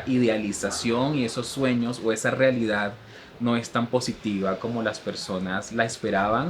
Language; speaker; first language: Spanish; native; Spanish